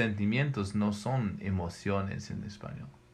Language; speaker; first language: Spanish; non-native, learner; English